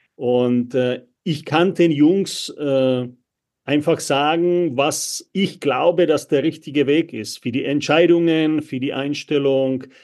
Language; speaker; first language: German; non-native, fluent; Czech